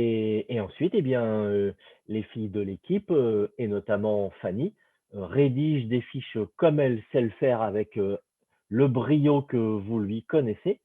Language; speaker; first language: French; native; French